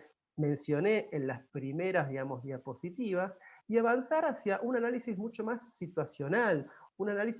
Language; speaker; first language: Spanish; native; Spanish